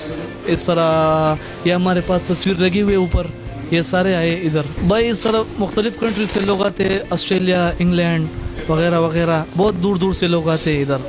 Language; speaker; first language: Hindi; non-native, local second language; Pashto